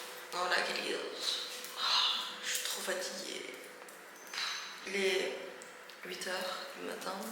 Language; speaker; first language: French; native; French